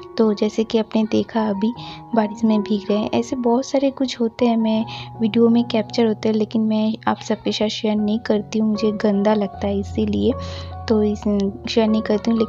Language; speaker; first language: Hindi; non-native, local second language; Bangla